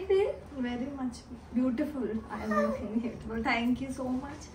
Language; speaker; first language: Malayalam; non-native, learner; Hindi